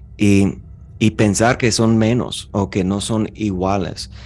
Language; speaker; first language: Spanish; non-native, fluent; English